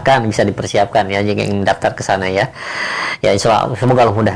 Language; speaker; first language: Indonesian; native; Indonesian